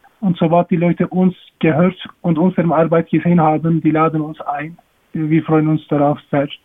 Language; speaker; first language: German; non-native, learner; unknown